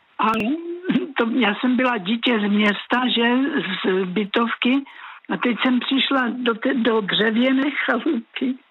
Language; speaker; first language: Czech; native; Czech